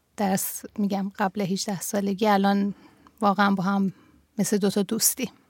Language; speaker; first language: Persian; native; Persian